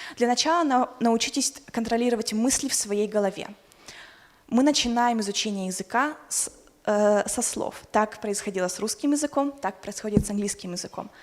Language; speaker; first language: Russian; native; Russian